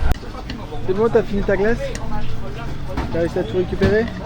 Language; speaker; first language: French; native; French